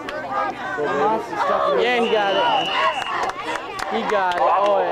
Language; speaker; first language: English; native; English